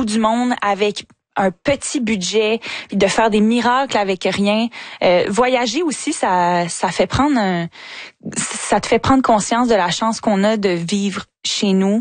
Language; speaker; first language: French; native; French